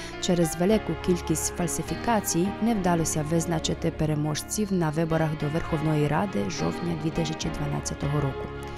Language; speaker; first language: Ukrainian; native; Ukrainian